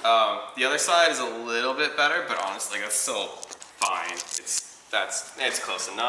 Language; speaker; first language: English; native; English